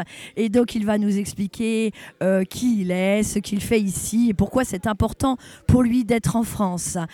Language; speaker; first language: French; native; French